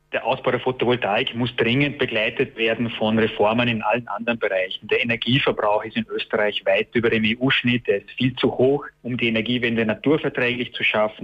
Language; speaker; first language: German; native; German